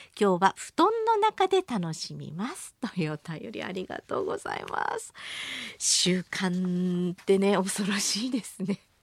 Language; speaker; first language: Japanese; native; Japanese